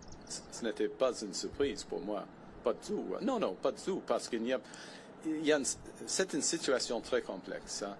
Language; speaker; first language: French; non-native, fluent; English